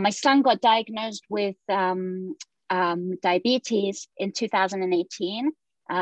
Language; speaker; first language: English; native; English